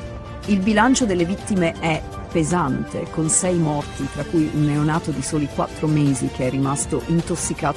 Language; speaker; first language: Italian; native; Italian